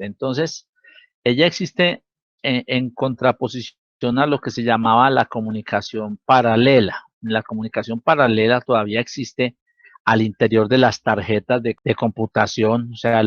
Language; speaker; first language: Spanish; native; Spanish